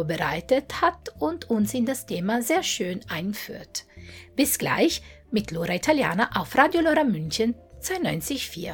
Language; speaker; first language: German; non-native, fluent; Italian